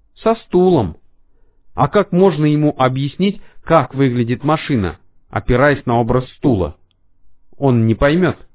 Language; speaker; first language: Russian; non-native, fluent; Arabic